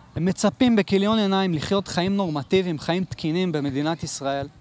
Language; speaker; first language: Hebrew; native; Hebrew